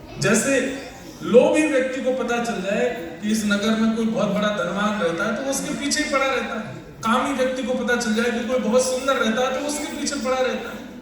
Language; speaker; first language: Hindi; native; Hindi